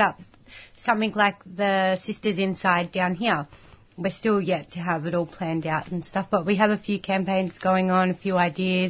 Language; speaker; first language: English; native; English